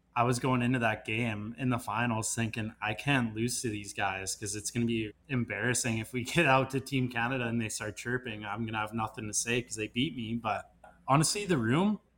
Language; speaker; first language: English; native; English